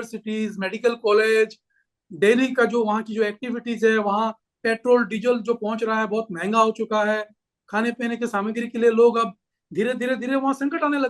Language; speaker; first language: Hindi; native; Hindi